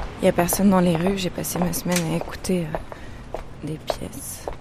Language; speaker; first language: French; native; French